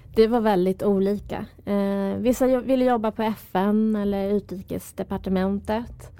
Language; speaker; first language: Swedish; early bilingual, other home language; Persian